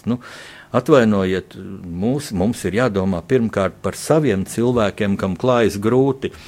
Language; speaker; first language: Latvian; native; Latvian